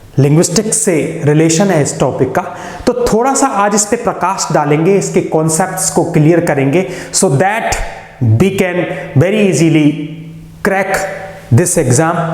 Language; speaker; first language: Hindi; native; Hindi